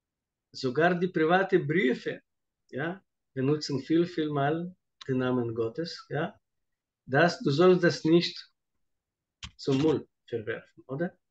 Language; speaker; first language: German; non-native, fluent; Russian